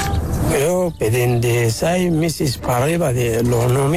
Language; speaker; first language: Spanish; non-native, learner; Arabic